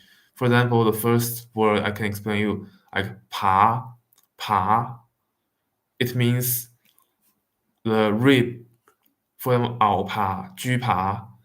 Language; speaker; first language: English; non-native, fluent; Wu Chinese